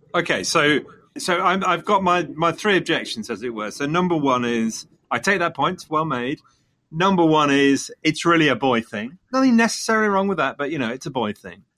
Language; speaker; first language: English; native; English